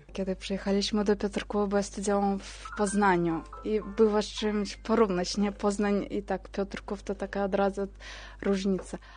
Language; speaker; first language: Polish; non-native, fluent; Russian